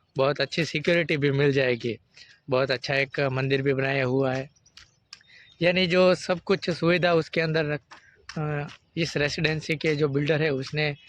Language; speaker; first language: Hindi; non-native, local second language; Gujarati